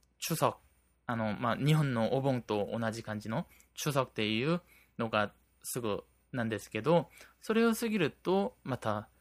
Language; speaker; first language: Japanese; non-native, fluent; Korean